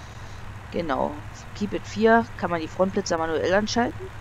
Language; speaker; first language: German; native; German